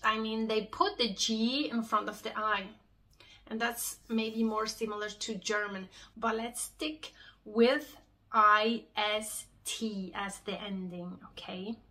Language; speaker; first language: English; non-native, fluent; Swiss German